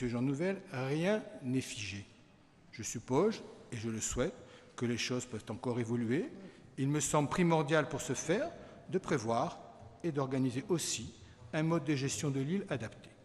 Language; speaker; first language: French; native; French